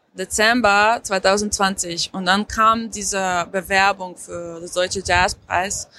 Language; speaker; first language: German; non-native, fluent; Slovenian